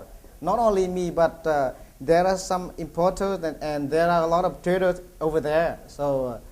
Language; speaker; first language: English; non-native, learner; Vietnamese